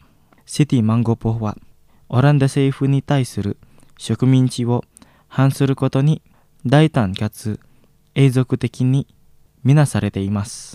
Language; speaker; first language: Japanese; non-native, fluent; Indonesian